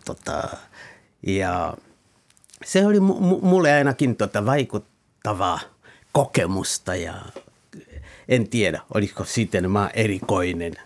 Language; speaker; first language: Finnish; non-native, fluent; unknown